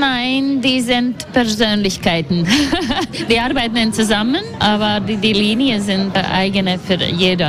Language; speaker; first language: German; non-native, learner; Latvian